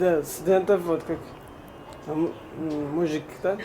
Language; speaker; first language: Russian; non-native, local second language; Uzbek